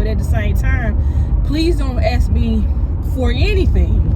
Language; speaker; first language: English; native; English